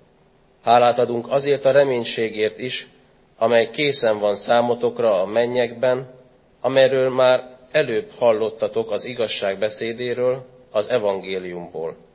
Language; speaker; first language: Hungarian; native; Hungarian